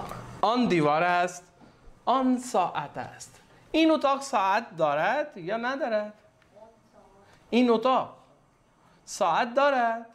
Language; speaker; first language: Persian; non-native, fluent; Urdu